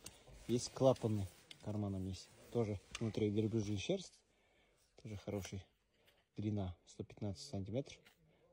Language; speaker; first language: Russian; non-native, local second language; Kyrgyz